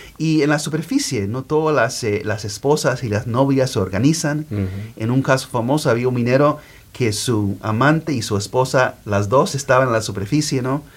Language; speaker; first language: Spanish; early bilingual, heritage; Spanish